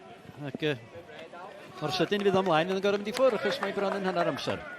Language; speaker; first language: Welsh; native; Welsh